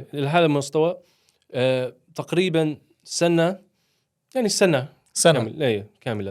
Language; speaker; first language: Arabic; non-native, learner; Swedish